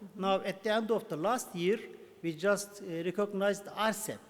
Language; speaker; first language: English; non-native, fluent; Turkish